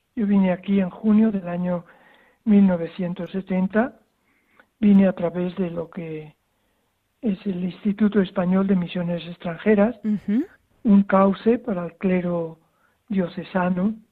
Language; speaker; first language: Spanish; native; Spanish